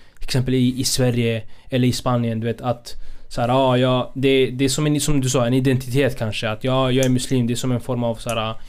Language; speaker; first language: Swedish; non-native, fluent; Spanish